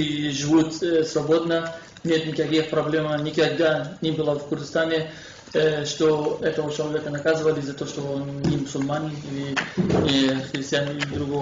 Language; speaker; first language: Russian; non-native, fluent; Kurdish